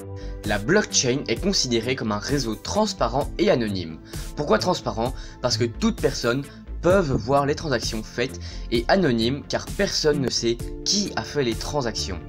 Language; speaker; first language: French; native; French